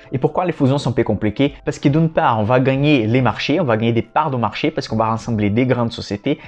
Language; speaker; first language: French; non-native, fluent; Portuguese